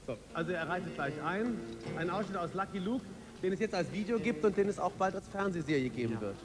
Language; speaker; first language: German; native; German